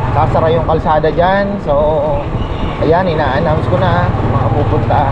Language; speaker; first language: Filipino; native; Filipino